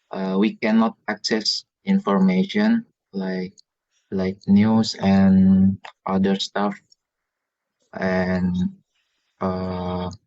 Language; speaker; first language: English; non-native, learner; Indonesian